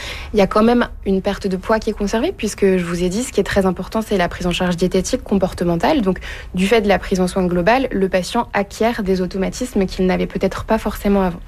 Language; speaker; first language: French; native; French